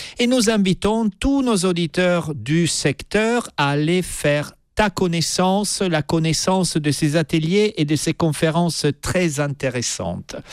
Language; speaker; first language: French; native; French